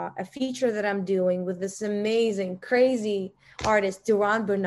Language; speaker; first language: English; non-native, fluent; Russian